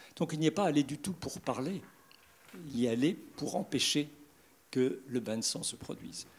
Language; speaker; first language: French; native; French